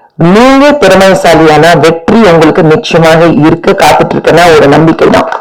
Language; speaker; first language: Tamil; non-native, fluent; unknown